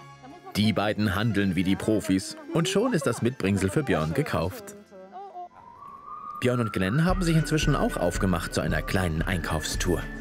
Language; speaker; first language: German; native; German